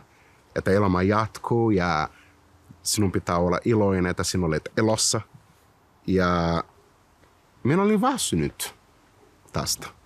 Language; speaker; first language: Finnish; non-native, fluent; Portuguese